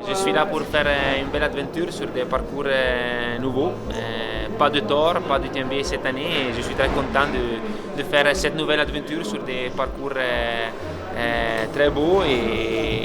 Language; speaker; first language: French; non-native, local second language; Italian